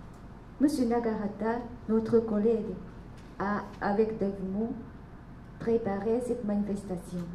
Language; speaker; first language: French; non-native, fluent; Japanese